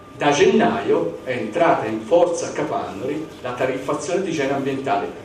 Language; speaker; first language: Italian; native; Italian